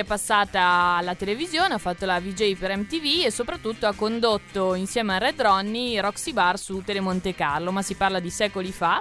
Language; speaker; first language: Italian; native; Italian